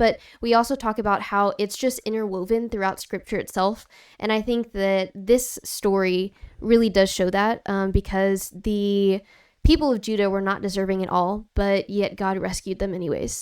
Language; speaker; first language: English; native; English